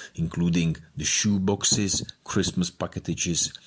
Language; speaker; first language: English; non-native, fluent; Czech